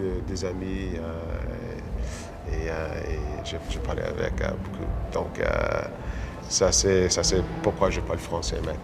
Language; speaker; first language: French; non-native, local second language; English